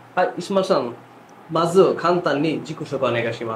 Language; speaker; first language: Japanese; non-native, fluent; Bangla